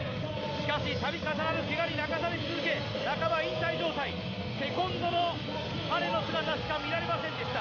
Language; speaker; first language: Japanese; native; Japanese